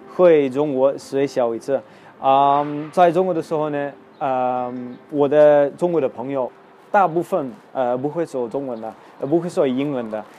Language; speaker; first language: Chinese; non-native, fluent; Dutch